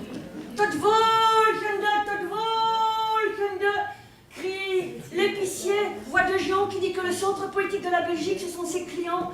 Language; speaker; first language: French; native; French